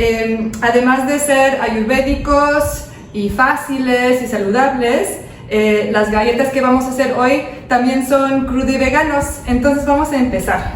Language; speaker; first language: Spanish; non-native, fluent; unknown